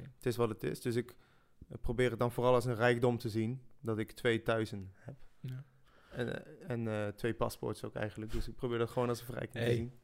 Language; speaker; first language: Dutch; early bilingual, other home language; French